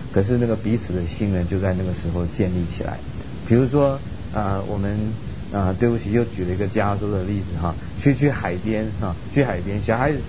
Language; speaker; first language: Chinese; early bilingual, other home language; Min Nan Chinese